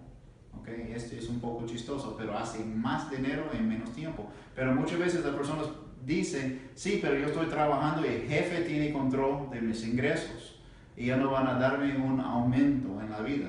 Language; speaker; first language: Spanish; non-native, learner; English